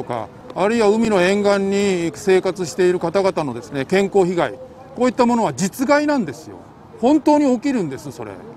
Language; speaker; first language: Japanese; native; Japanese